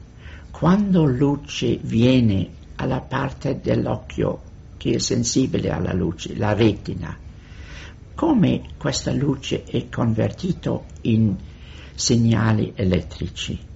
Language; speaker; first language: Italian; non-native, fluent; English